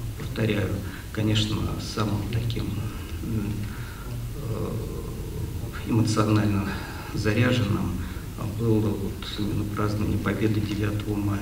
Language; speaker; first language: Russian; native; Russian